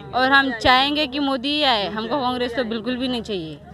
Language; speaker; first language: Hindi; non-native, local second language; Kannada